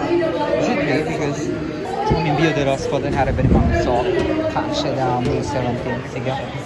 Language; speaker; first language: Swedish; non-native, learner; Filipino